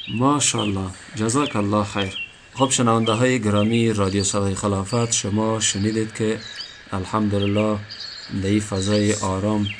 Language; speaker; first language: Persian; native; Persian